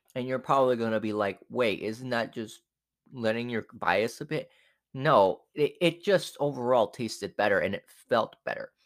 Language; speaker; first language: English; non-native, fluent; Spanish